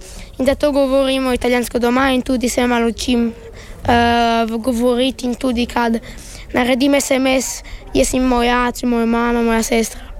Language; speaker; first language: Slovenian; early bilingual, heritage; Italian